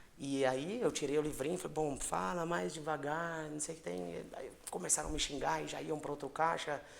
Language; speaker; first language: Portuguese; native; Portuguese